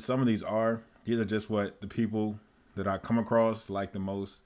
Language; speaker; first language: English; native; English